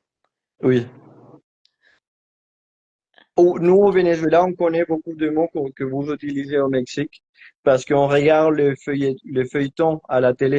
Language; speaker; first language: French; non-native, fluent; Spanish